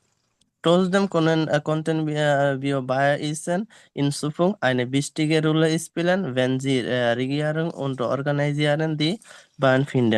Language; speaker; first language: German; non-native, learner; Bangla